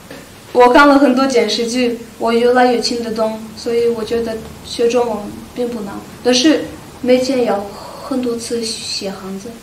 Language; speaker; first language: Chinese; non-native, fluent; Russian